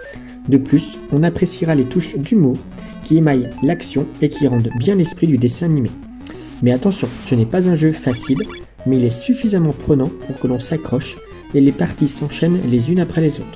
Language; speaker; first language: French; native; French